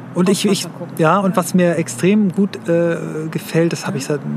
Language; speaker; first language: German; native; German